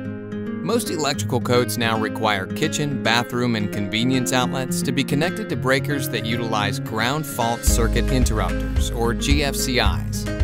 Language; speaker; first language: English; native; English